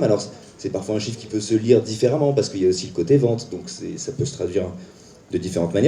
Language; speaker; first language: French; native; French